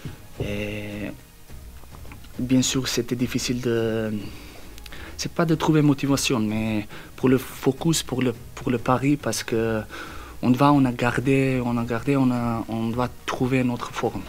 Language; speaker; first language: French; non-native, learner; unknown